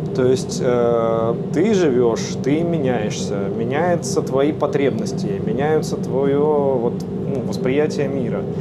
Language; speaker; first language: Russian; native; Russian